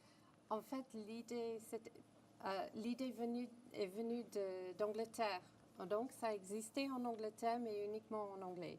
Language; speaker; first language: French; non-native, fluent; English